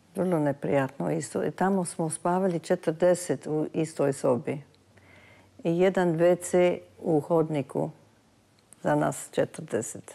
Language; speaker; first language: Serbian; early bilingual, heritage; Serbian